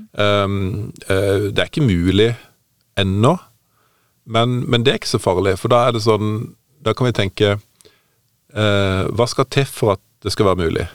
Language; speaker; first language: Norwegian; native; Norwegian